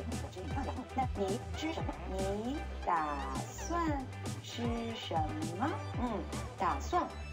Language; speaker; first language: Chinese; non-native, fluent; Japanese